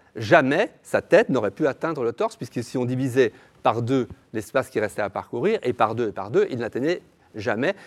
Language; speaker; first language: French; native; French